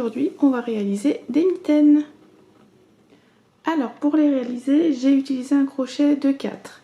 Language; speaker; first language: French; native; French